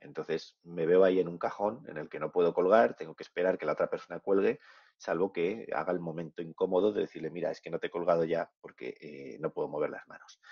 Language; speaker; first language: Spanish; native; Spanish